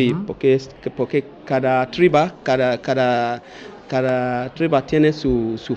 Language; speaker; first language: Spanish; non-native, learner; Bini